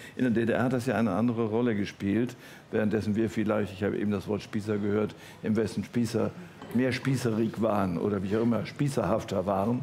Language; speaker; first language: German; native; German